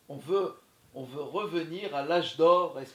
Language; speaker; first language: French; native; French